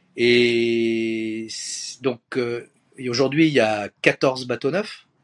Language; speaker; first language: French; native; French